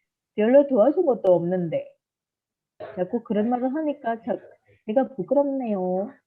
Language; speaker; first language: Korean; non-native, fluent; Indonesian